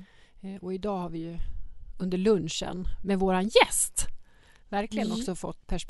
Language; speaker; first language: Swedish; native; Swedish